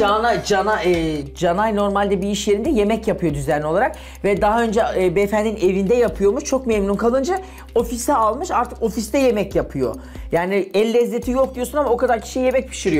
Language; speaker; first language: Turkish; native; Turkish